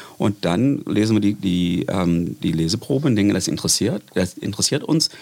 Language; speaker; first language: German; non-native, fluent; English